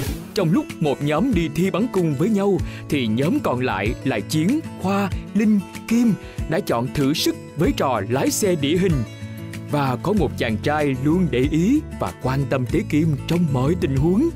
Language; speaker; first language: Vietnamese; native; Vietnamese